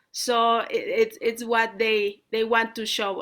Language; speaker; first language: English; non-native, learner; Spanish